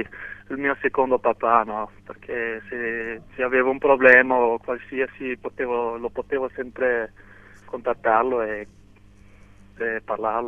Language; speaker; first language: Italian; non-native, local second language; German